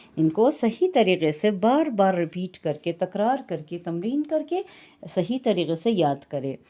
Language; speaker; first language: Urdu; non-native, fluent; Persian